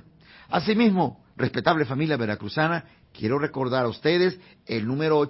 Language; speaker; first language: Spanish; native; Spanish